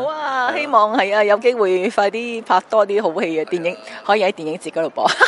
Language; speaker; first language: Chinese; native; Chinese